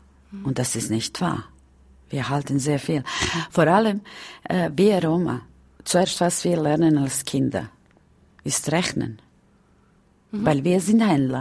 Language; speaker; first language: German; non-native, fluent; Romany